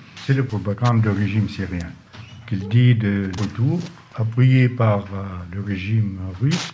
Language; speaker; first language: French; non-native, fluent; Arabic